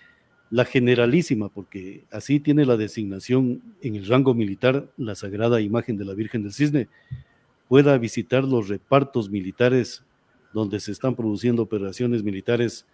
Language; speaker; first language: Spanish; native; Spanish